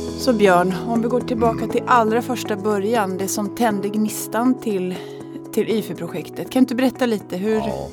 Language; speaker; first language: Swedish; native; Swedish